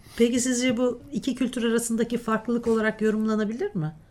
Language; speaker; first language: Turkish; native; Turkish